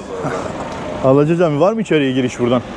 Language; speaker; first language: Turkish; native; Turkish